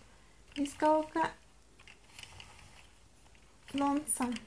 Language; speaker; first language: Swedish; non-native, learner; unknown